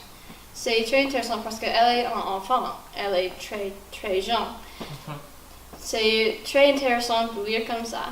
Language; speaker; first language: French; non-native, learner; English